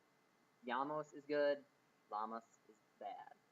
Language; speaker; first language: Spanish; non-native, learner; English